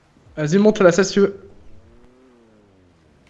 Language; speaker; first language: French; native; French